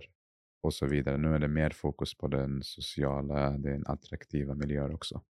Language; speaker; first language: Swedish; non-native, fluent; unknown